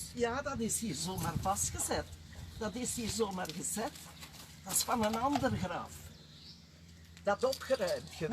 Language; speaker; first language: Dutch; native; Dutch